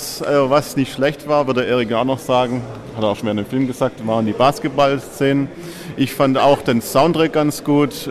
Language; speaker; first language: German; native; German